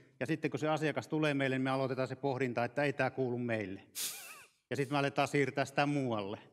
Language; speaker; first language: Finnish; native; Finnish